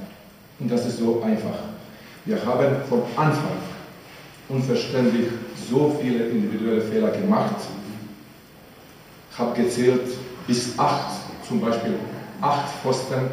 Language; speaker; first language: German; non-native, fluent; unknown